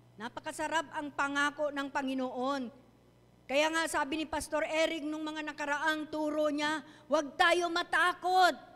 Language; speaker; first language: Filipino; non-native, local second language; Chavacano